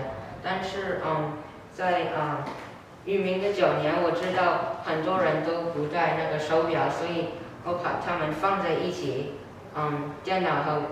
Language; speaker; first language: Chinese; non-native, learner; English